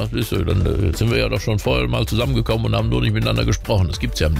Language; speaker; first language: German; native; German